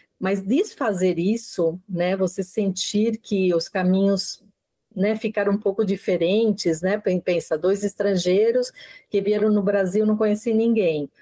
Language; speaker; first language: Portuguese; non-native, fluent; Spanish